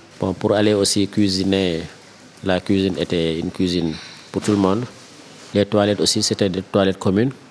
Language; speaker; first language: French; non-native, local second language; Wolof